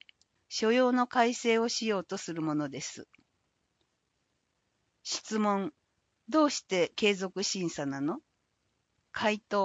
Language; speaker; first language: Japanese; native; Japanese